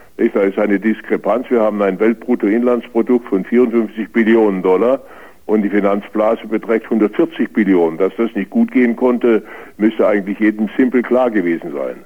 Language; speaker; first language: German; native; German